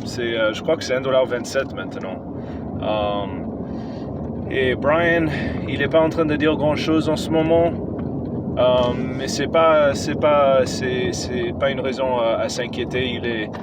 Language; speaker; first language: French; non-native, fluent; English